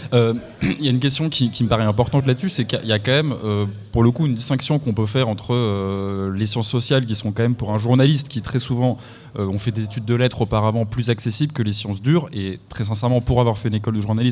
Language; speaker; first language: French; native; French